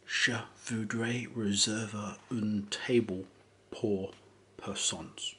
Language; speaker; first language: French; non-native, learner; English